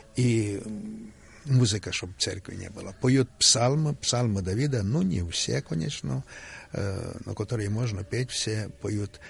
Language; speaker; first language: Russian; non-native, local second language; Ukrainian